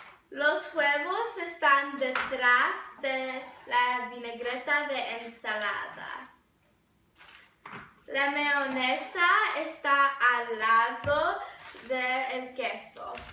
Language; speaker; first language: Spanish; non-native, learner; English